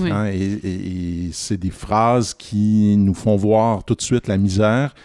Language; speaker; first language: French; native; French